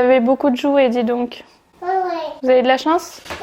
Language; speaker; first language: French; native; French